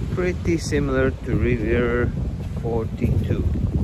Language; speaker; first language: English; non-native, fluent; Latvian